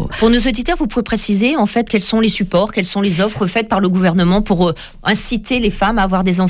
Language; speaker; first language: French; native; French